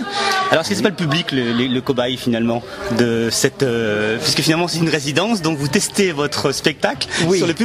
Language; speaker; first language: French; native; French